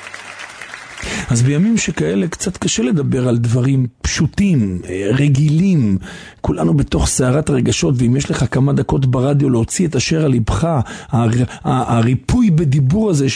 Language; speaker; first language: Hebrew; native; Hebrew